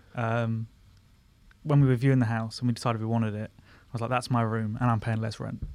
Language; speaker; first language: English; native; English